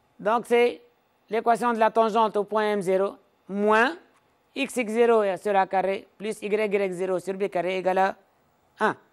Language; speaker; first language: French; non-native, local second language; Arabic